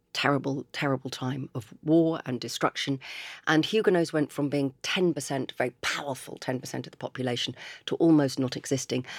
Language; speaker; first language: English; native; English